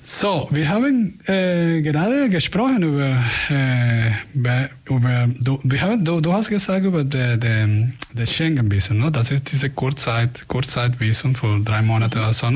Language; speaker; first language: German; non-native, fluent; Spanish